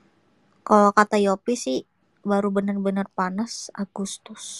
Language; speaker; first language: Indonesian; native; Indonesian